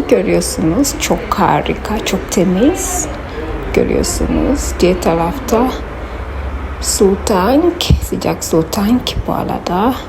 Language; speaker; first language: Turkish; non-native, fluent; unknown